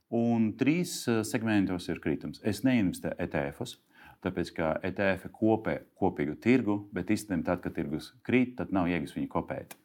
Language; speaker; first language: Latvian; non-native, local second language; Russian